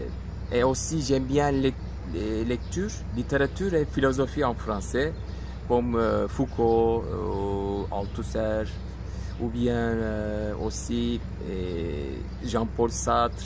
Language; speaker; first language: French; non-native, local second language; Turkish